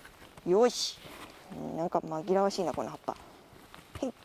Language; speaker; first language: Japanese; native; Japanese